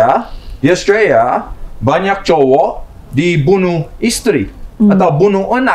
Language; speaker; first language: Indonesian; non-native, learner; English